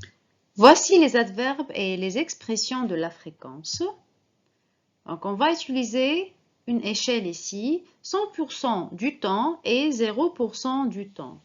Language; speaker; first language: French; non-native, fluent; Arabic